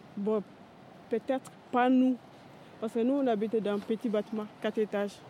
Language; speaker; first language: French; non-native, learner; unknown